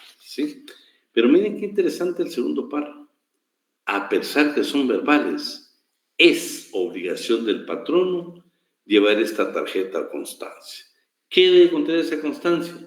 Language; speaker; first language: Spanish; native; Spanish